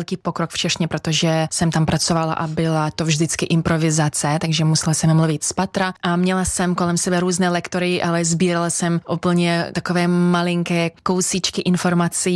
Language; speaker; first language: Czech; non-native, fluent; Russian